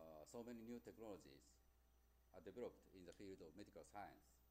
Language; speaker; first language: English; non-native, fluent; Japanese